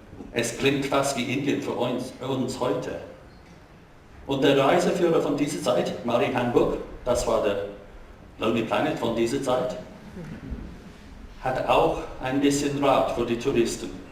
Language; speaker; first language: German; non-native, fluent; English